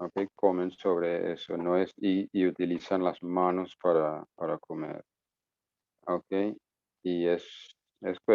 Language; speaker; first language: Spanish; non-native, fluent; English